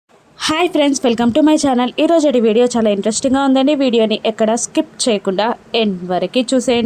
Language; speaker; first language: Telugu; native; Telugu